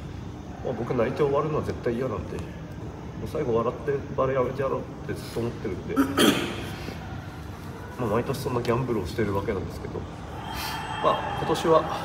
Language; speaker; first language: Japanese; native; Japanese